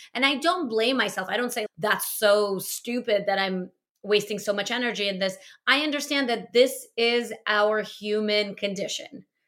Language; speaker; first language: English; early bilingual, other home language; Russian